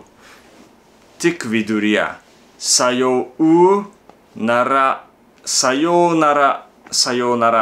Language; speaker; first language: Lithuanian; non-native, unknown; Japanese